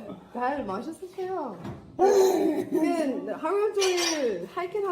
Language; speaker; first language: Korean; non-native, fluent; Arabic